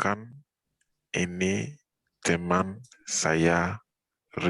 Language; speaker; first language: Indonesian; non-native, learner; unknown